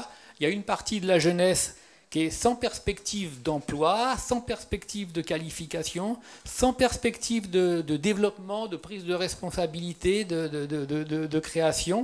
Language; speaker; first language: French; native; French